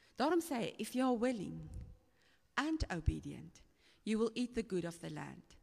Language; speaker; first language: English; non-native, local second language; Afrikaans